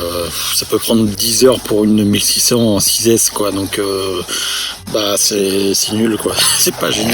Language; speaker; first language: French; native; French